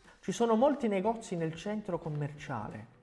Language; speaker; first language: Italian; non-native, fluent; Portuguese